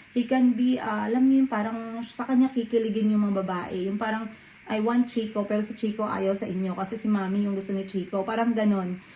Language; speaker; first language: Filipino; non-native, local second language; Cebuano